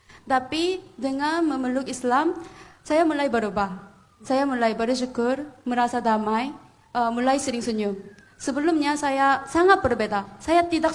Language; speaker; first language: Indonesian; non-native, fluent; Korean